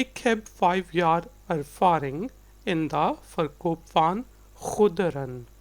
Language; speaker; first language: Dutch; non-native, fluent; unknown